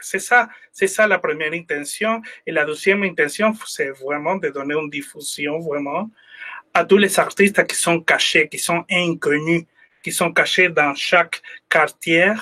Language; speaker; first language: French; non-native, fluent; Spanish